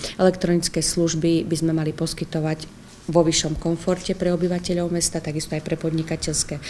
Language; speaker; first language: Slovak; native; Slovak